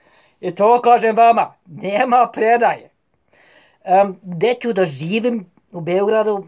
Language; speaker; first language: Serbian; non-native, fluent; Norwegian